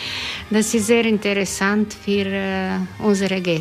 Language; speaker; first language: German; non-native, learner; Croatian